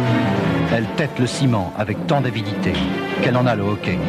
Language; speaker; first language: French; native; French